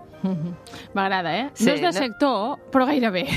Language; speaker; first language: Catalan; native; Catalan